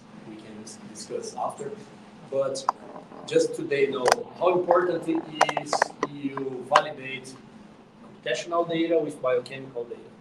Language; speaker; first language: English; non-native, fluent; Portuguese